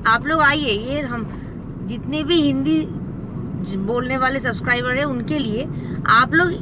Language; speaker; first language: Hindi; non-native, local second language; Bangla